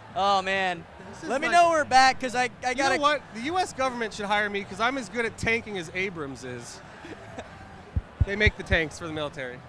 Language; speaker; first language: English; native; English